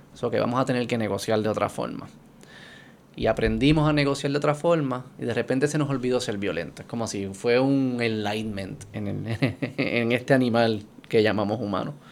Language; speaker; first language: Spanish; native; Spanish